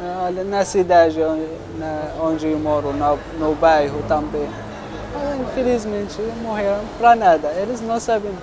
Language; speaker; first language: Portuguese; non-native, local second language; Arabic